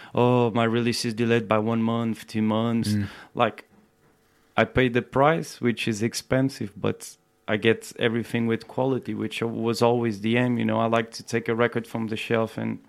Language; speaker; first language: English; non-native, fluent; Portuguese